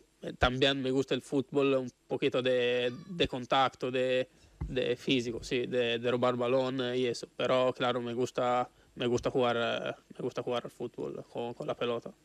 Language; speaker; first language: Spanish; non-native, fluent; Italian